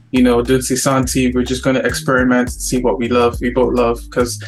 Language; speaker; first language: English; non-native, local second language; Yoruba